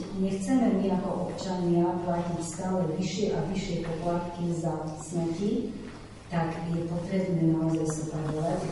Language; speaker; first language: Slovak; native; Slovak